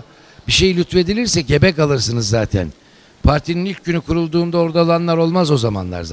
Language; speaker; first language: Turkish; native; Turkish